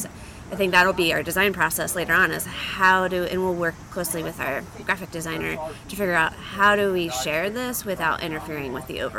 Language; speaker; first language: English; native; English